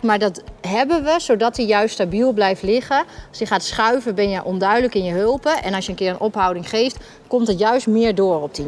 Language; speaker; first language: Dutch; native; Dutch